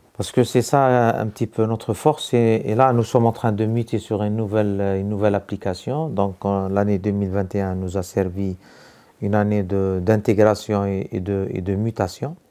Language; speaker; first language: French; non-native, local second language; Arabic